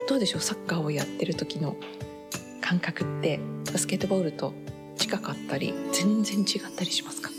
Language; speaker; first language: Japanese; native; Japanese